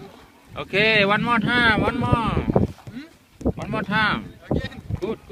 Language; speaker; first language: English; non-native, learner; Thai